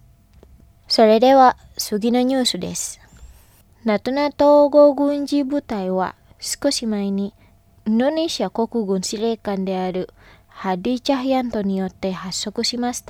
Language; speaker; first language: Japanese; non-native, fluent; Indonesian